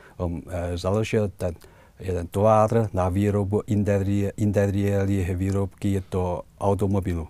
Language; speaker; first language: Czech; non-native, fluent; Chinese